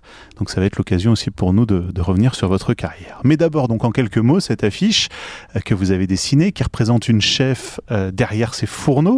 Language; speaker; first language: French; native; French